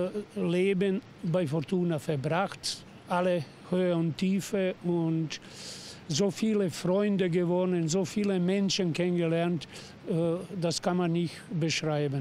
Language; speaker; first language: German; non-native, fluent; Serbian